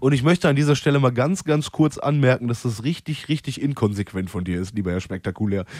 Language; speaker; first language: German; native; German